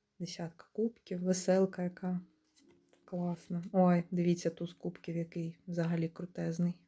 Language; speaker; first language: Ukrainian; non-native, local second language; Russian